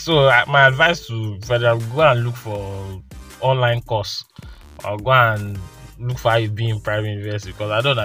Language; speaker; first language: English; non-native, local second language; Yoruba